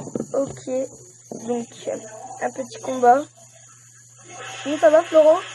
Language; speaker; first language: French; native; French